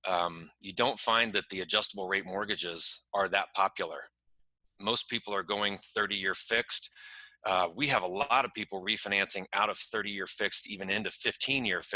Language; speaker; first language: English; native; English